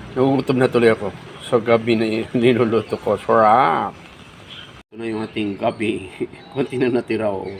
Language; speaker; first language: Filipino; non-native, local second language; Iloko